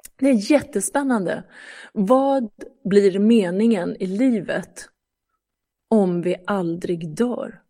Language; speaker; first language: Swedish; early bilingual, other home language; Persian